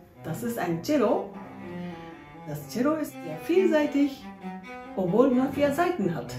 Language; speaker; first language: German; non-native, learner; Japanese